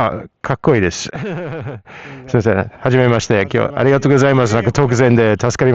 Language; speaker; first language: Japanese; non-native, fluent; English